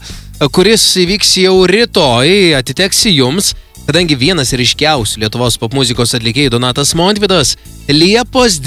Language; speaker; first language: Lithuanian; native; Lithuanian